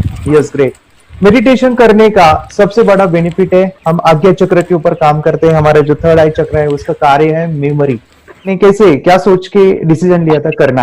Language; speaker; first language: Hindi; native; Hindi